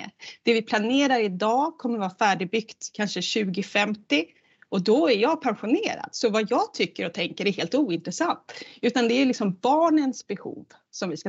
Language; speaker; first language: Swedish; native; Swedish